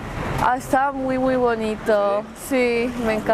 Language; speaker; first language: Spanish; non-native, learner; Korean